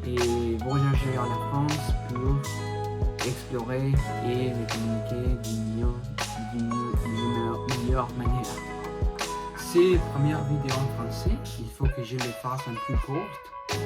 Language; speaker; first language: French; non-native, learner; Spanish